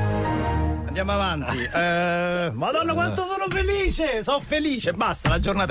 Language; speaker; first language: Italian; native; Italian